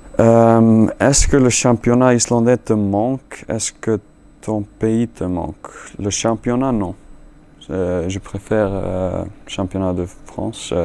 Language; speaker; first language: French; non-native, learner; Icelandic